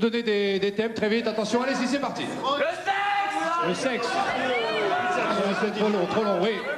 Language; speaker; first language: French; native; French